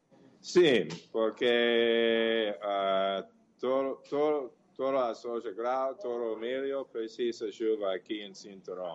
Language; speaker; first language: Portuguese; non-native, fluent; English